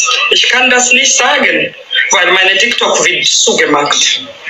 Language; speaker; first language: German; non-native, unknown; Swahili